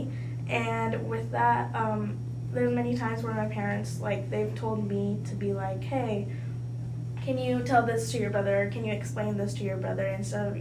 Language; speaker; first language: English; early bilingual, other home language; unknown